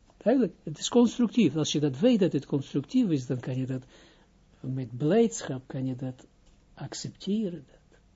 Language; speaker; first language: Dutch; non-native, fluent; Hebrew